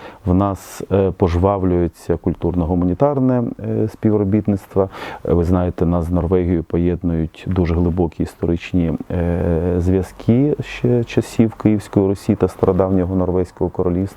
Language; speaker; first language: Ukrainian; native; Ukrainian